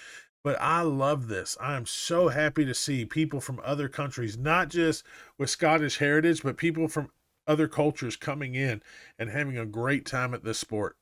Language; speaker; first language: English; native; English